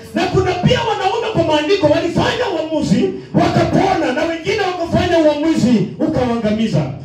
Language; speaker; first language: Swahili; non-native, local second language; Luyia